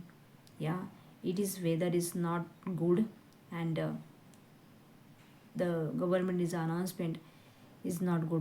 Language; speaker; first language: English; non-native, learner; Hindi